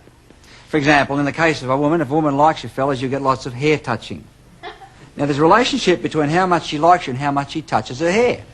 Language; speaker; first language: English; native; English